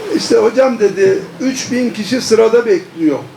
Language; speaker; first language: Turkish; native; Turkish